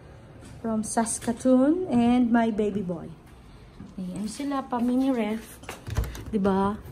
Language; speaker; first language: Filipino; native; Filipino